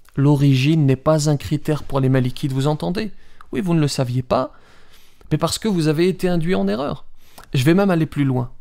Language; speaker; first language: French; early bilingual, other home language; Riffian